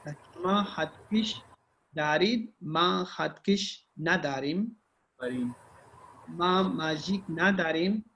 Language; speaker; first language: Persian; non-native, learner; Urdu